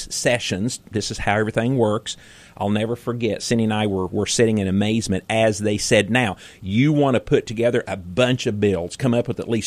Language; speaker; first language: English; native; English